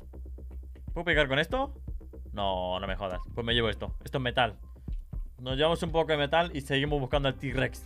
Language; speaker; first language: Spanish; native; Spanish